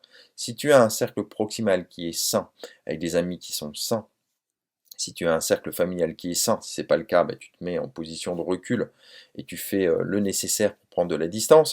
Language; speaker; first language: French; native; French